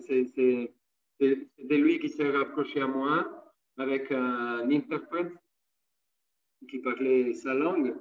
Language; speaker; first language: French; non-native, fluent; Italian